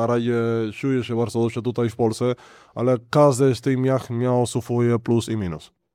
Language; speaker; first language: Polish; non-native, learner; Spanish